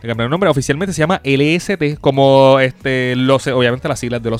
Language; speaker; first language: Spanish; native; Spanish